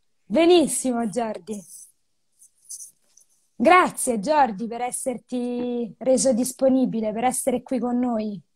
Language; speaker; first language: Italian; native; Italian